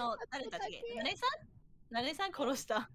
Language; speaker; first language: Japanese; non-native, learner; English